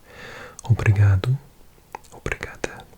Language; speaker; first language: Portuguese; non-native, learner; English